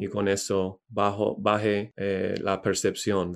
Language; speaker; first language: Spanish; non-native, learner; English